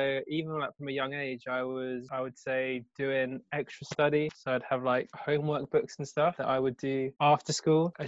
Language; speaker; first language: English; native; English